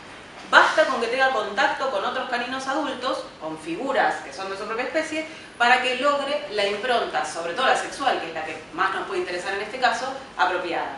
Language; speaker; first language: Spanish; native; Spanish